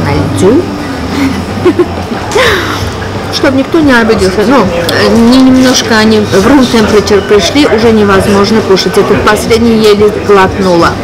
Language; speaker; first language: Russian; non-native, fluent; Armenian